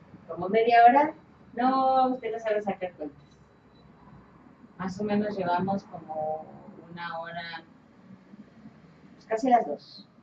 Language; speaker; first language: Spanish; native; Spanish